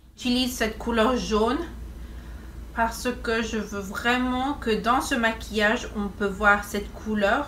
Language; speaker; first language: French; non-native, fluent; Spanish